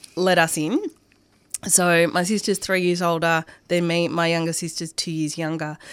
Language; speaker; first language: English; non-native, local second language; Arabic